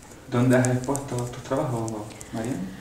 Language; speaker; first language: Spanish; native; Spanish